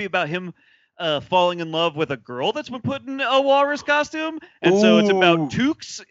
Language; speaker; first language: English; native; English